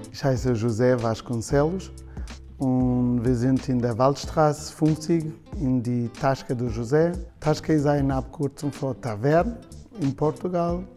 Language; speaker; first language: German; non-native, learner; Portuguese